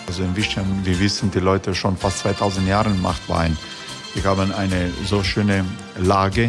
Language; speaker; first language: German; non-native, learner; Croatian